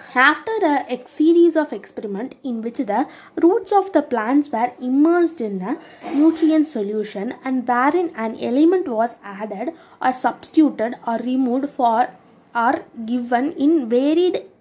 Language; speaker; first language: English; non-native, local second language; Tamil